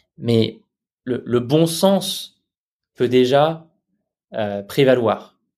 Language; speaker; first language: French; native; French